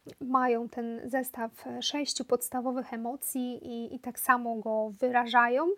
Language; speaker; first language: Polish; native; Polish